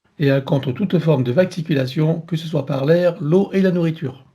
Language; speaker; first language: French; native; French